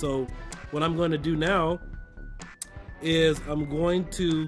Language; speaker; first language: English; native; English